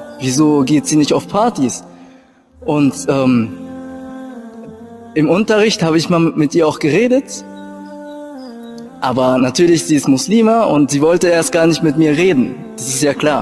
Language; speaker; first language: German; early bilingual, other home language; Japanese